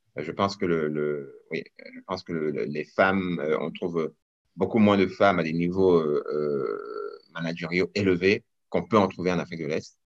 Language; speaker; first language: French; non-native, local second language; Rundi